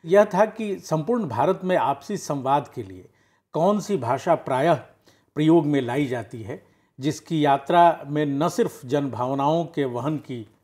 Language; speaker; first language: Hindi; native; Hindi